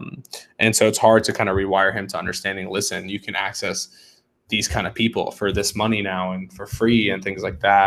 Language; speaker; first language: English; native; English